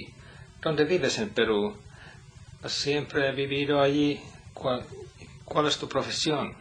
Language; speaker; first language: Spanish; non-native, fluent; Finnish